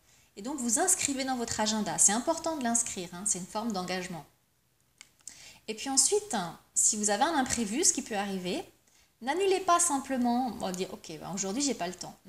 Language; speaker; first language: French; native; French